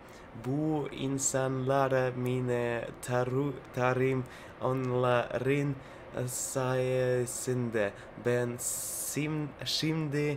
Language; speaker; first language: Turkish; non-native, learner; Russian